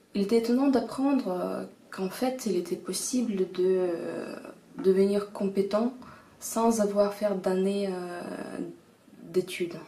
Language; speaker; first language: French; non-native, fluent; Russian